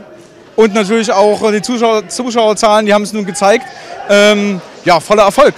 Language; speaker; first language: German; native; German